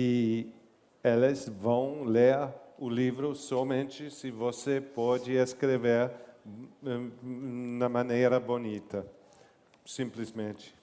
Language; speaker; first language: Portuguese; non-native, learner; English